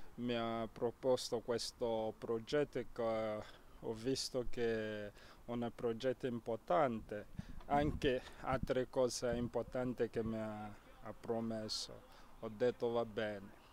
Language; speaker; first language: Italian; non-native, fluent; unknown